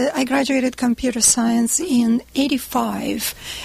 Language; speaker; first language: English; non-native, fluent; Russian